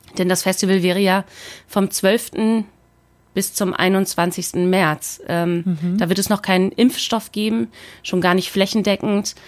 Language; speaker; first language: German; native; German